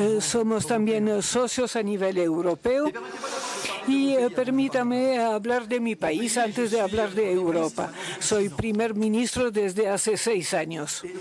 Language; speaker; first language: Spanish; non-native, learner; Luxembourgish